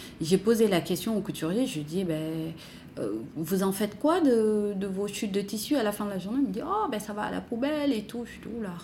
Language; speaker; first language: French; non-native, local second language; Wolof